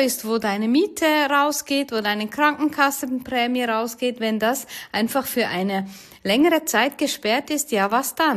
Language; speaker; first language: German; native; German